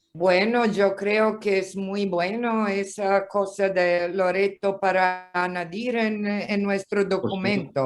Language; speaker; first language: Spanish; non-native, fluent; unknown